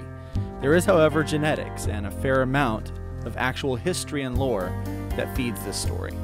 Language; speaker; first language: English; native; English